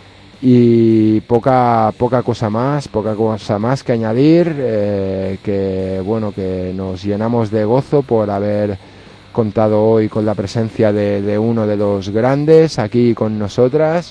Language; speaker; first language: Spanish; native; Spanish